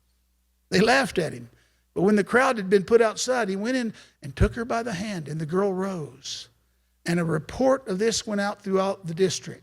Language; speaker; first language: English; native; English